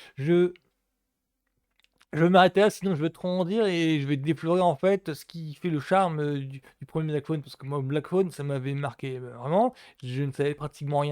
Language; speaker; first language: French; native; French